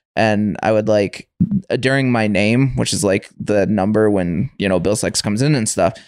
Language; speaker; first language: English; native; English